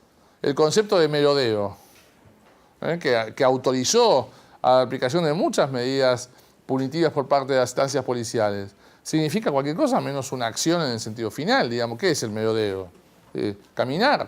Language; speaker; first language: Spanish; native; Spanish